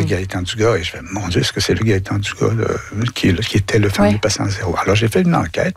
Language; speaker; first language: French; native; French